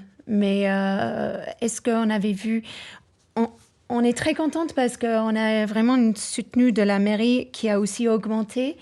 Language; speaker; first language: French; non-native, fluent; English